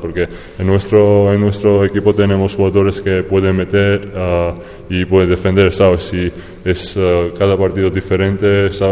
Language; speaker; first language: Spanish; non-native, fluent; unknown